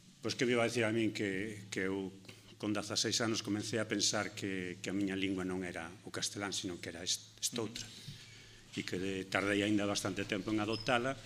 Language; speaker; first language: Galician; non-native, local second language; Spanish